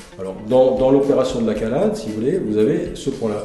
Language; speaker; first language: French; native; French